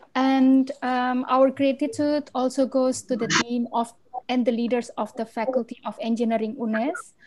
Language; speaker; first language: English; non-native, fluent; Indonesian